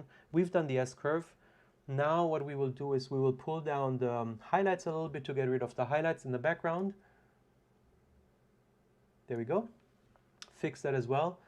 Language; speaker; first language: English; non-native, fluent; German